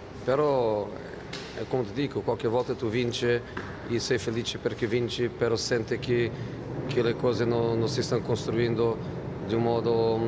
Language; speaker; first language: Italian; non-native, fluent; Portuguese